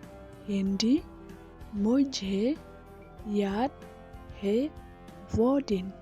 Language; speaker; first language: Hindi; non-native, local second language; Khasi